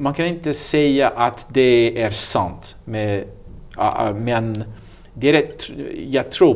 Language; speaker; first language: Swedish; non-native, learner; English